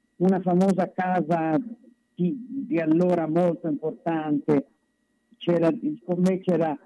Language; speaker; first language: Italian; native; Italian